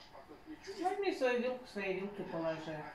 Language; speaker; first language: Russian; native; Russian